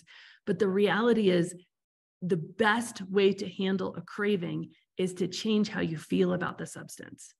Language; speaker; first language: English; native; English